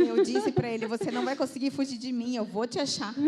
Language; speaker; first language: Portuguese; native; Portuguese